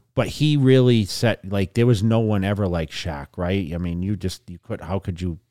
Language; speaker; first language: English; native; English